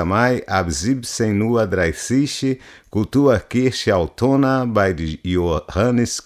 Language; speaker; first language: German; non-native, learner; Portuguese